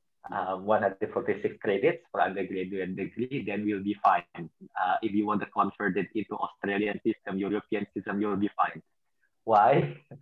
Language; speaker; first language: English; non-native, fluent; Indonesian